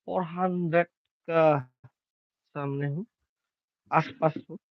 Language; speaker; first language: Hindi; non-native, local second language; Bodo